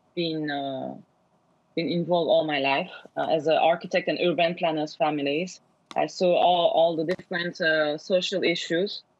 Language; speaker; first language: English; non-native, learner; Turkish